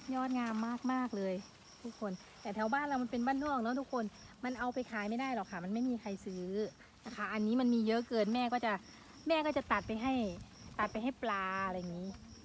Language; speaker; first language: Thai; non-native, local second language; Northeastern Thai